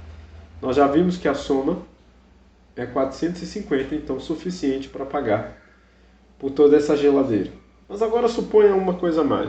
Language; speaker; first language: Portuguese; native; Portuguese